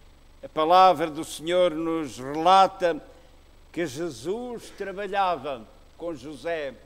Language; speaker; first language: Portuguese; native; Portuguese